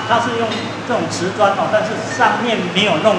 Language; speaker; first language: Chinese; native; Chinese